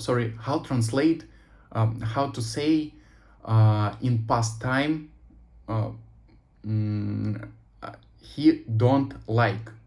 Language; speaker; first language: English; non-native, learner; Russian